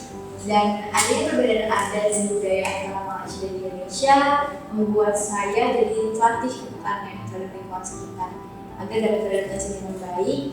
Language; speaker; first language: Indonesian; early bilingual, heritage; Indonesian